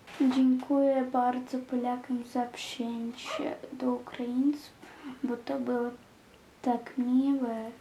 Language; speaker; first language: Polish; non-native, learner; Ukrainian